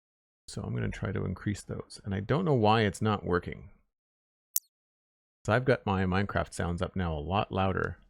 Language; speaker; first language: English; native; English